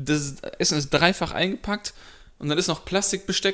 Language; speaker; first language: German; native; German